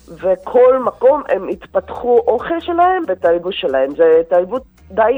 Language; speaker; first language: Hebrew; non-native, fluent; Korean